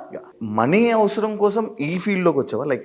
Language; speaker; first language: Telugu; native; Telugu